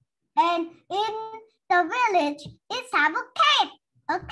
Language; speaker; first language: English; non-native, learner; Vietnamese